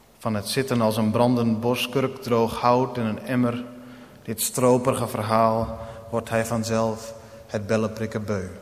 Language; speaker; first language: Dutch; non-native, local second language; Western Frisian